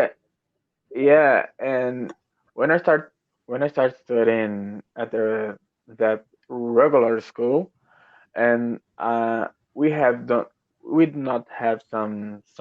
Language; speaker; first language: English; non-native, learner; Portuguese